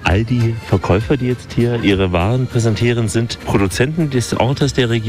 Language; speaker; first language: German; native; German